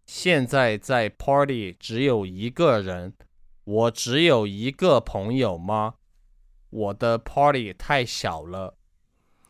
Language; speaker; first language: Chinese; non-native, learner; English